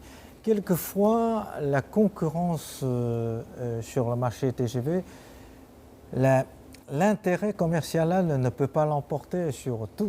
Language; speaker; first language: French; non-native, fluent; Chinese